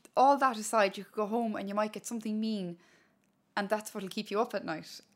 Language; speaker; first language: English; non-native, local second language; Irish